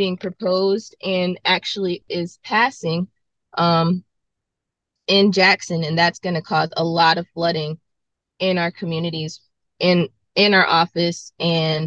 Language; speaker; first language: English; native; English